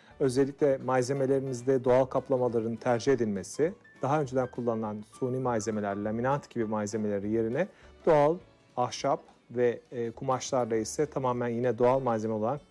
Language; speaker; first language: Turkish; native; Turkish